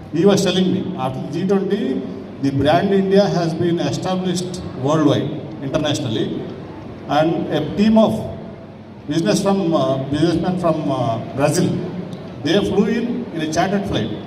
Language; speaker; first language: English; non-native, local second language; Telugu